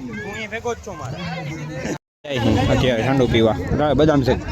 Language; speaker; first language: Gujarati; native; Gujarati